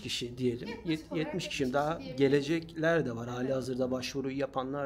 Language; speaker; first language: Turkish; native; Turkish